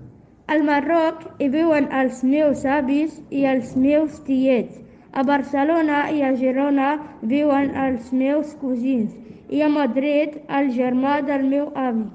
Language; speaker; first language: Catalan; non-native, learner; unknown